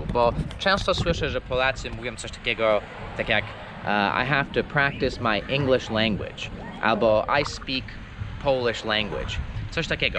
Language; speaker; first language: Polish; non-native, fluent; English